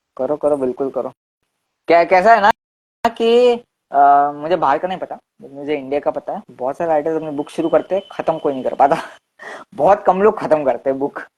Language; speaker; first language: Hindi; non-native, local second language; Gujarati